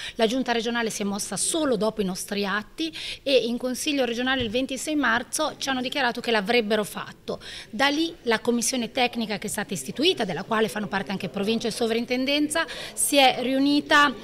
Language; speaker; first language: Italian; native; Italian